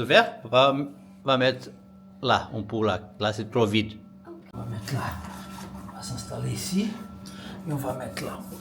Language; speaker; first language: French; non-native, fluent; Portuguese